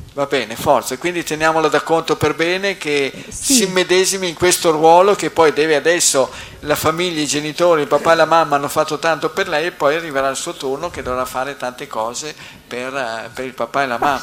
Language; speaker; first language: Italian; native; Italian